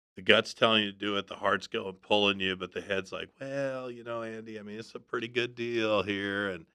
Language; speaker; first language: English; native; English